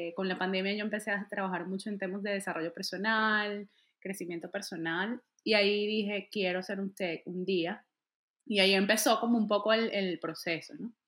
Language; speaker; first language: Spanish; native; Spanish